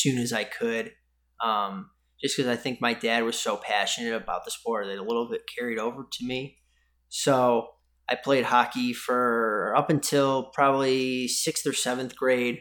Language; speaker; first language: English; native; English